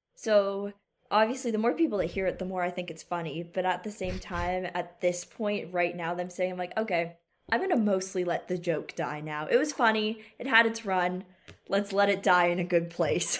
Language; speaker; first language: English; native; English